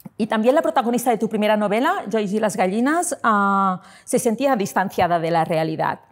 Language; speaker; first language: Spanish; non-native, local second language; Catalan